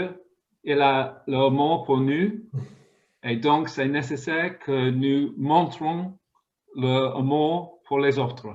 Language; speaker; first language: French; non-native, fluent; English